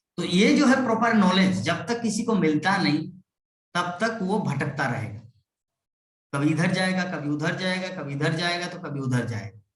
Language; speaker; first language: Hindi; non-native, local second language; Bangla